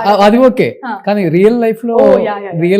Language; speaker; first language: Telugu; native; Telugu